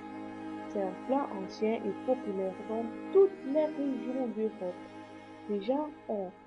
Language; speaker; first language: French; non-native, learner; Dutch